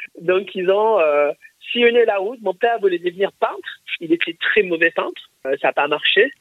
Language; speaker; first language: French; early bilingual, other home language; English